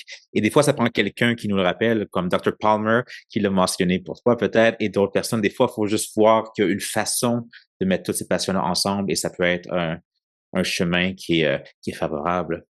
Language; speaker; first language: French; native; French